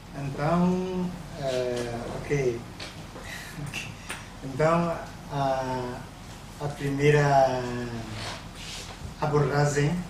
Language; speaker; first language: Portuguese; non-native, learner; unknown